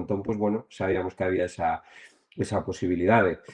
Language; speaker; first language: Spanish; native; Spanish